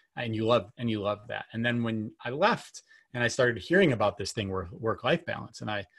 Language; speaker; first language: English; native; English